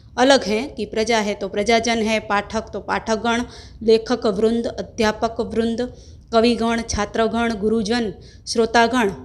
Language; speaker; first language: Hindi; non-native, local second language; Gujarati